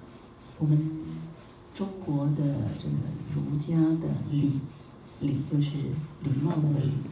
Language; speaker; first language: Chinese; native; Chinese